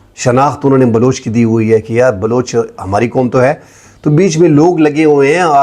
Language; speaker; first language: Urdu; non-native, local second language; Pashto